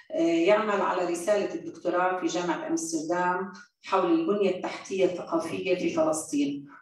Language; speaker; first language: Arabic; native; Arabic